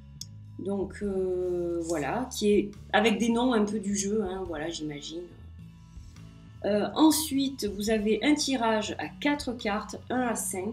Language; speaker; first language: French; native; French